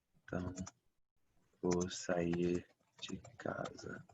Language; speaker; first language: Portuguese; non-native, fluent; English